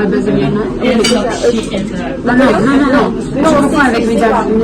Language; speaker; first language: French; early bilingual, heritage; French